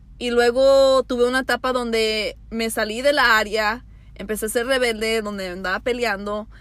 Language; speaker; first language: Spanish; early bilingual, heritage; Spanish